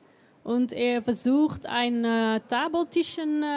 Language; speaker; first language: German; non-native, learner; Dutch